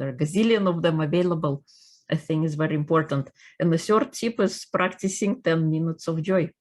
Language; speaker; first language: English; non-native, fluent; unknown